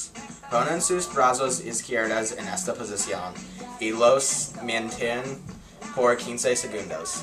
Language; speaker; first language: Spanish; non-native, learner; English